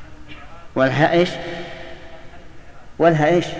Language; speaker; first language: Arabic; native; Arabic